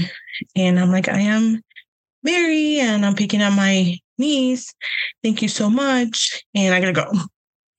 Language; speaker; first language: English; early bilingual, other home language; Spanish